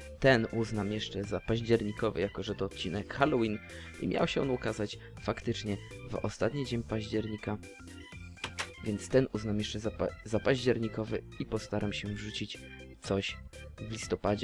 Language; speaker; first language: Polish; native; Polish